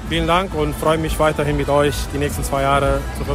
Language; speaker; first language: German; native; German